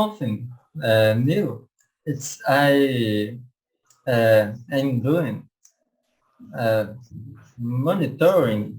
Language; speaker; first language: English; non-native, learner; Portuguese